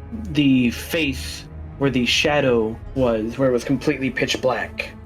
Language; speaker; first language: English; native; English